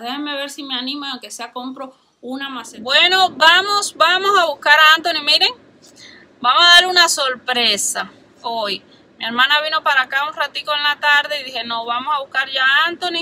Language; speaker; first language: Spanish; native; Spanish